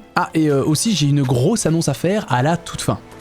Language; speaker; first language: French; native; French